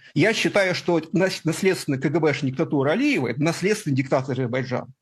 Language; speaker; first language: Russian; native; Russian